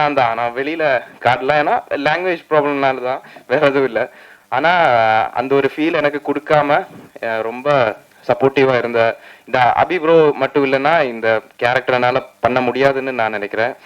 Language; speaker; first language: Tamil; non-native, fluent; Malayalam